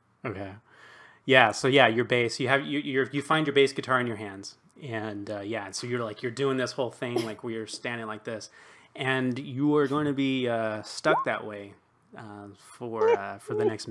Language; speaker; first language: English; native; English